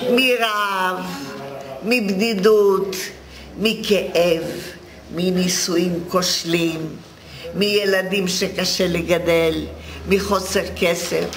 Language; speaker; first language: Hebrew; non-native, fluent; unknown